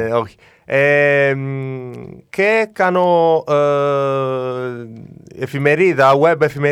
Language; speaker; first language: Greek; non-native, learner; Italian